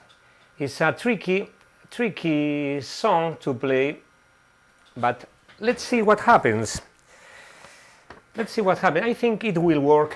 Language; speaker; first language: English; non-native, fluent; Spanish